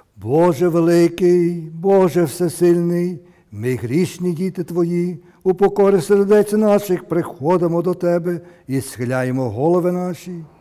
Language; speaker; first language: Ukrainian; early bilingual, heritage; Ukrainian